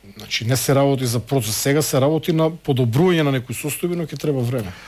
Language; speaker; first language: Macedonian; native; Macedonian